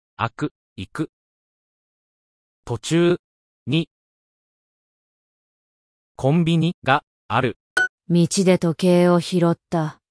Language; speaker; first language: Japanese; non-native, learner; English